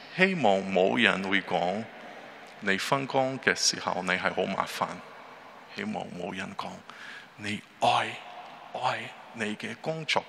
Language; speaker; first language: Chinese; non-native, learner; Portuguese